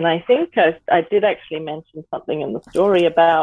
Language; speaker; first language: English; native; English